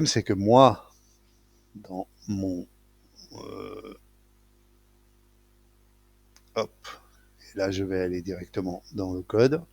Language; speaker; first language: French; native; French